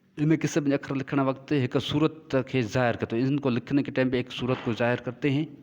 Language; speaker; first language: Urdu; non-native, local second language; Sindhi